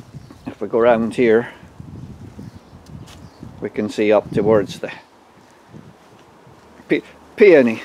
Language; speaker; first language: English; native; English